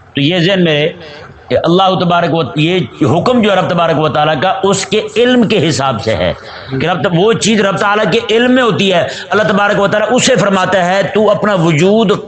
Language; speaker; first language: Urdu; non-native, local second language; Punjabi